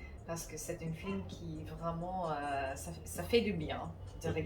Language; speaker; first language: French; non-native, fluent; English